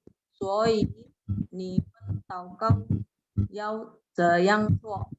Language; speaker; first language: Chinese; non-native, learner; Indonesian